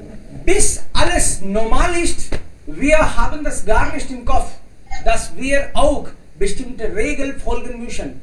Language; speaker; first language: German; non-native, fluent; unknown